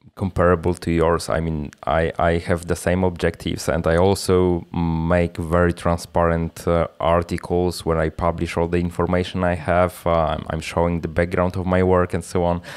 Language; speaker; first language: English; non-native, fluent; Polish